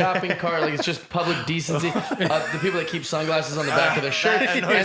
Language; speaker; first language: English; native; English